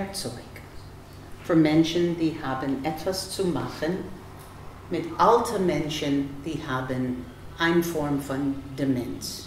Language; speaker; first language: German; non-native, fluent; English